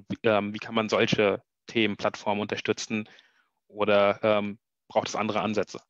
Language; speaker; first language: German; native; German